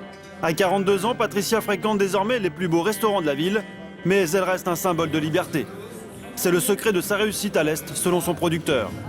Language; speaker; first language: French; native; French